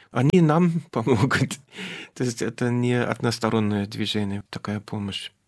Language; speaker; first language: Russian; non-native, fluent; German